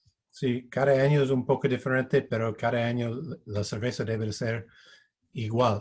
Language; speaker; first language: Spanish; non-native, fluent; English